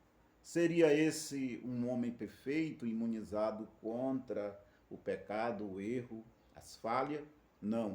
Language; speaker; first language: Portuguese; native; Portuguese